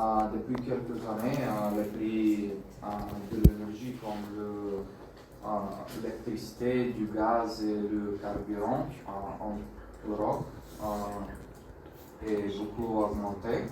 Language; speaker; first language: French; non-native, learner; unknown